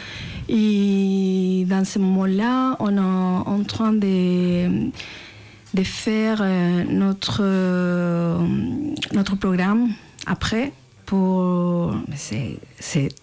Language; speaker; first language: French; non-native, learner; Spanish